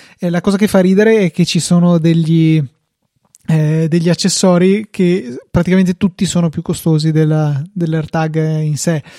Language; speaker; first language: Italian; native; Italian